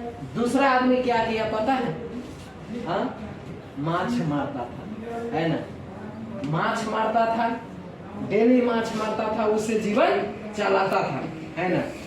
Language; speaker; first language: Hindi; non-native, local second language; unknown